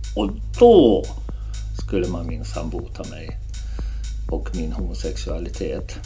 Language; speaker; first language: Swedish; native; Swedish